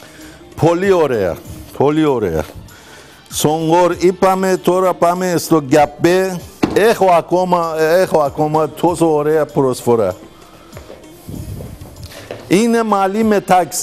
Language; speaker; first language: Greek; non-native, learner; Persian